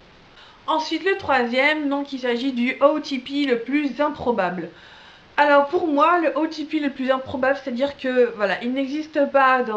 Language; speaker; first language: French; native; French